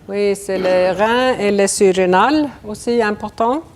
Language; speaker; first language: French; non-native, fluent; Swedish